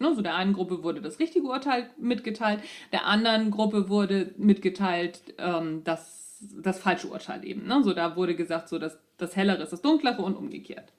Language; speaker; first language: German; native; German